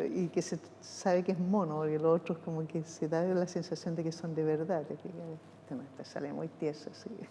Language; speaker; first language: Spanish; native; Spanish